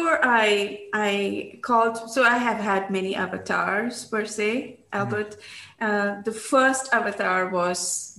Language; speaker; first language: English; non-native, local second language; Bangla